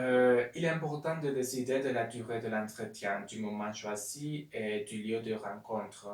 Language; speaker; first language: French; non-native, learner; Spanish